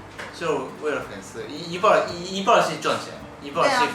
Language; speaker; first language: Chinese; non-native, fluent; Japanese